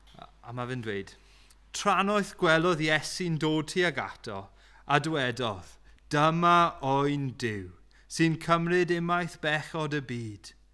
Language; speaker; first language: Welsh; non-native, local second language; English